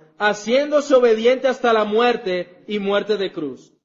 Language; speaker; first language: Spanish; native; Spanish